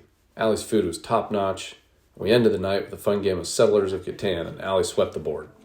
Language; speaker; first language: English; native; English